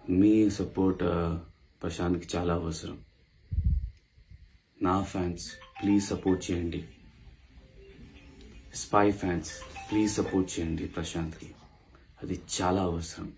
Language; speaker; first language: Telugu; non-native, local second language; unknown